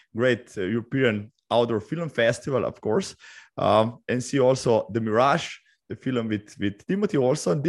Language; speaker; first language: English; non-native, fluent; Slovenian